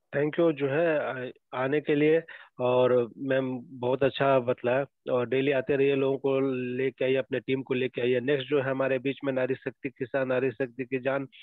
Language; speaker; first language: Hindi; native; Hindi